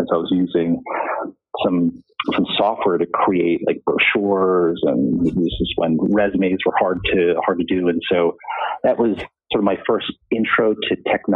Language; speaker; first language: English; native; English